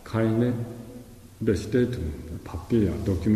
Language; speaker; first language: German; non-native, learner; Japanese